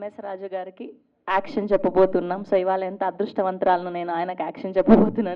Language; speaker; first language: Telugu; native; Telugu